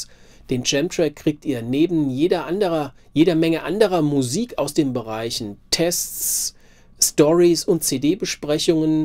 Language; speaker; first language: German; native; German